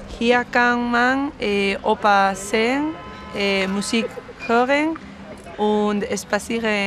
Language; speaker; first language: German; non-native, learner; Spanish